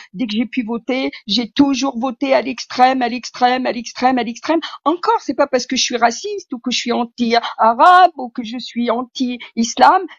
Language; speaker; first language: French; early bilingual, other home language; Riffian